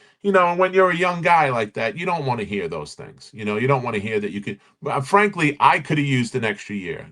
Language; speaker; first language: English; native; English